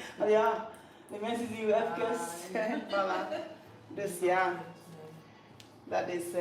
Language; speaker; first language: Dutch; non-native, fluent; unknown